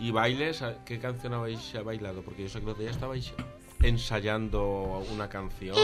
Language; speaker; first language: Spanish; native; Spanish